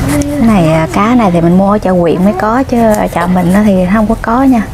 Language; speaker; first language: Vietnamese; native; Vietnamese